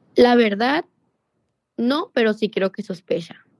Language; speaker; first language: Spanish; native; Spanish